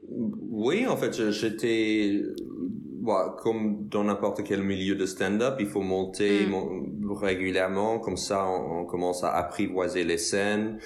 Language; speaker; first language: French; non-native, fluent; English